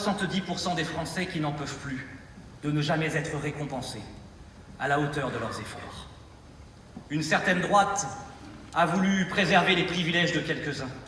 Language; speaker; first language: French; native; French